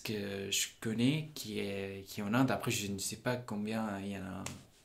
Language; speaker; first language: French; non-native, fluent; Punjabi